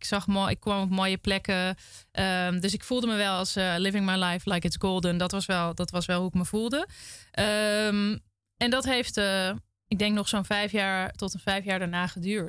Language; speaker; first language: Dutch; native; Dutch